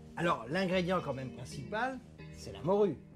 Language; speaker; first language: French; native; French